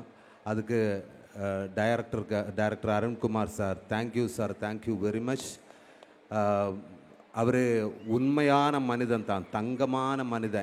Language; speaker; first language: Tamil; non-native, local second language; Malayalam